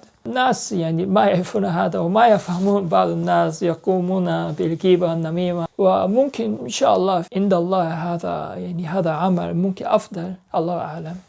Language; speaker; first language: Arabic; non-native, learner; Korean